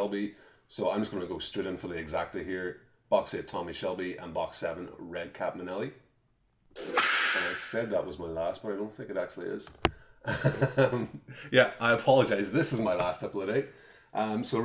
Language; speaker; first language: English; native; English